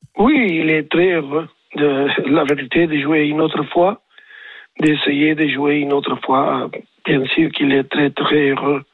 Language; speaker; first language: French; non-native, learner; Spanish